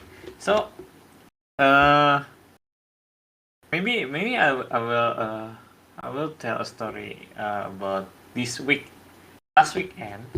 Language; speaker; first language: English; non-native, learner; Indonesian